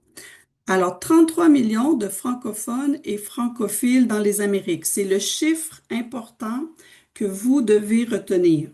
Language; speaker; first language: French; native; French